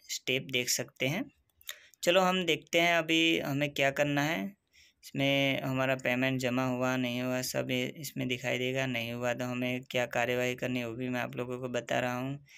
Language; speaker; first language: Hindi; non-native, local second language; Gujarati